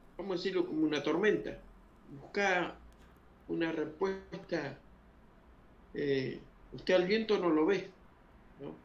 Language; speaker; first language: Spanish; early bilingual, other home language; Guarani